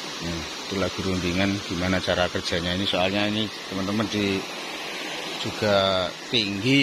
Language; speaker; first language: Indonesian; non-native, local second language; Javanese